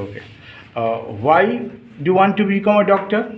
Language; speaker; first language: English; non-native, fluent; Hindi